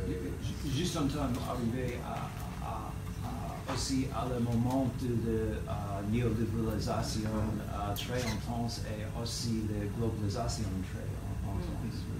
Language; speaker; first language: French; non-native, learner; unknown